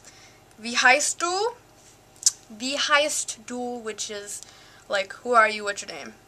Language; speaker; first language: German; non-native, learner; English